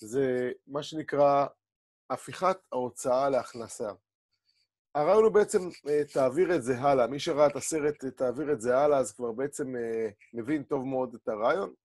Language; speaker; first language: Hebrew; native; Hebrew